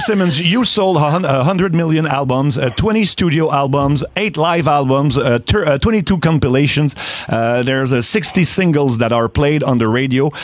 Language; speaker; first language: English; non-native, learner; French